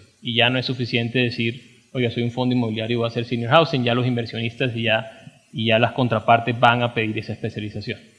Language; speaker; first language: Spanish; native; Spanish